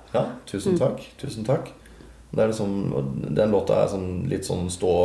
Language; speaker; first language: Norwegian; native; Norwegian